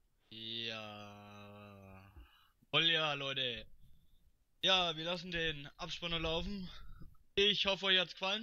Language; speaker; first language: German; native; German